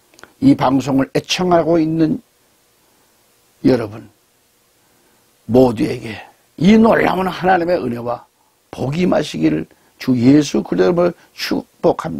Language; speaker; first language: Korean; native; Korean